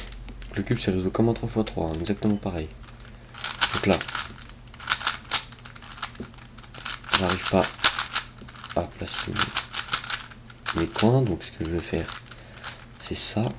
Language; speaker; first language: French; native; French